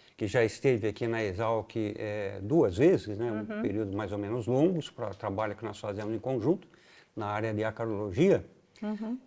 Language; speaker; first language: Portuguese; native; Portuguese